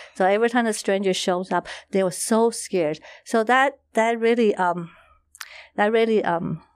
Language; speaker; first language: English; non-native, fluent; Chinese